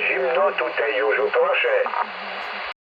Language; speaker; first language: Polish; non-native, learner; French